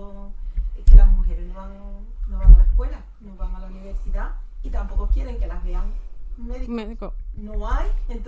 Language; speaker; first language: Spanish; native; Spanish